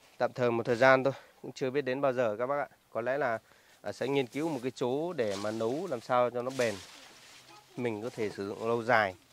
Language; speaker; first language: Vietnamese; non-native, local second language; Hmong